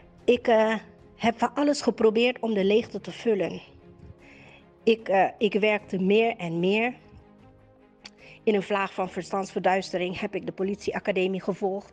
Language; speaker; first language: Dutch; native; Dutch